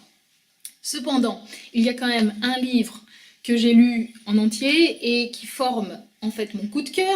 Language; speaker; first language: French; native; French